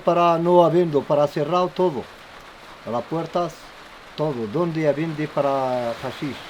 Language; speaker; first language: Spanish; non-native, learner; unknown